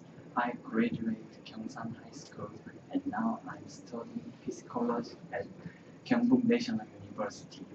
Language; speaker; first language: English; non-native, learner; Korean